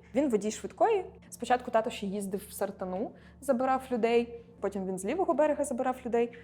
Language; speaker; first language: Ukrainian; non-native, local second language; Russian